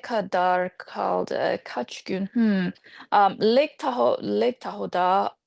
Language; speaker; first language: Turkish; non-native, learner; English